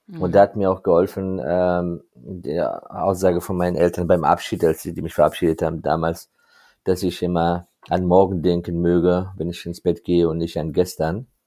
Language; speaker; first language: German; non-native, fluent; Persian